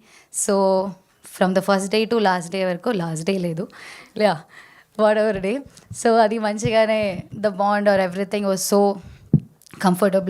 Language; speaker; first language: Telugu; non-native, learner; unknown